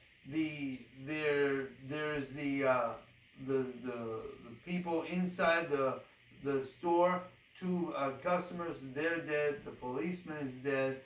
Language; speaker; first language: English; early bilingual, other home language; Spanish